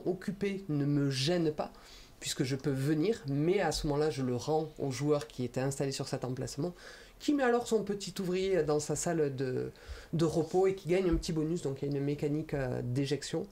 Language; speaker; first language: French; native; French